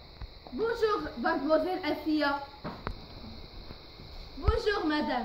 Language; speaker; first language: French; non-native, local second language; Arabic